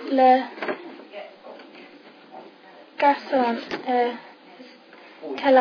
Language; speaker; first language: French; non-native, learner; English